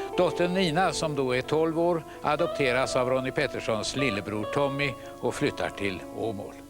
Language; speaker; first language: Swedish; native; Swedish